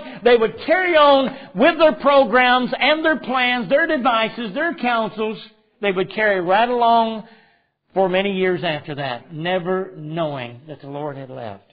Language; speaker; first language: English; native; English